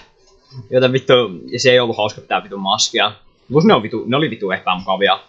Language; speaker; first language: Finnish; native; Finnish